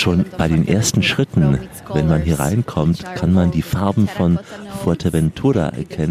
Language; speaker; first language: German; native; German